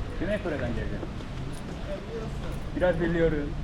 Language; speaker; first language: Turkish; non-native, learner; Korean